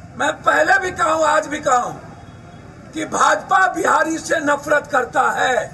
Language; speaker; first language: Hindi; native; Hindi